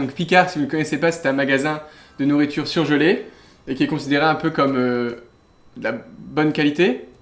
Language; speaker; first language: French; native; French